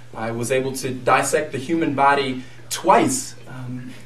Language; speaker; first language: English; native; English